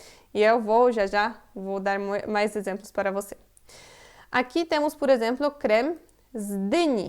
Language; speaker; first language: Portuguese; non-native, fluent; Polish